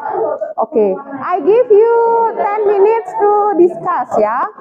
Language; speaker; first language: English; non-native, fluent; Indonesian